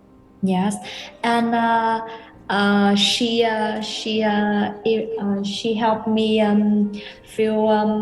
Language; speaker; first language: English; non-native, learner; Vietnamese